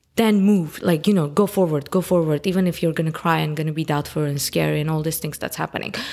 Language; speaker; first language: English; early bilingual, other home language; Armenian